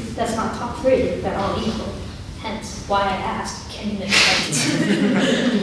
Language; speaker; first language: English; native; English